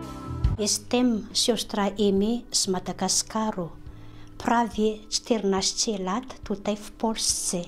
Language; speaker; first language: Polish; non-native, learner; Malagasy